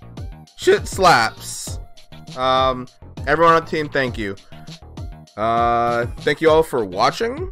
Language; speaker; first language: English; native; English